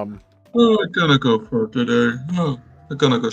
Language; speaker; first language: English; non-native, fluent; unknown